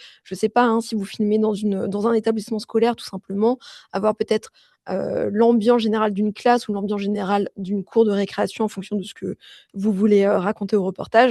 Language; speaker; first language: French; native; French